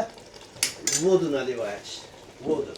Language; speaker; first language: Russian; non-native, fluent; Uzbek